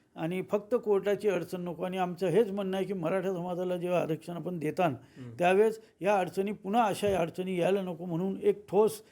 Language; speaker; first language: Marathi; native; Marathi